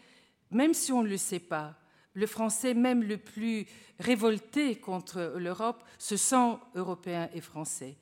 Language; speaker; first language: French; non-native, fluent; Bulgarian